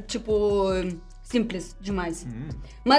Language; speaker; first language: Portuguese; non-native, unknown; Russian